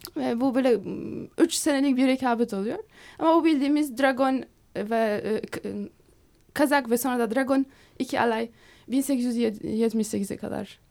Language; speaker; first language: Turkish; non-native, fluent; Polish